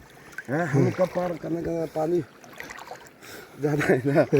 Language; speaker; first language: Hindi; non-native, local second language; Mizo